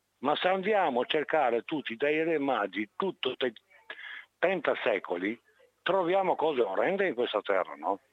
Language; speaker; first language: Italian; non-native, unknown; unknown